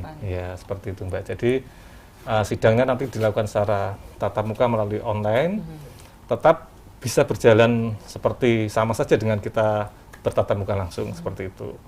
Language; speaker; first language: Indonesian; native; Indonesian